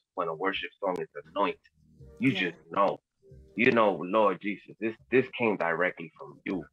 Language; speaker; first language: English; early bilingual, other home language; Spanish